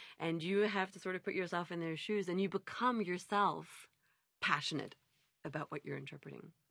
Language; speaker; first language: English; native; English